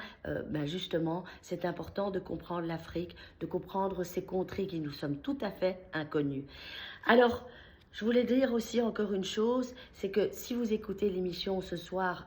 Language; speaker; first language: French; native; French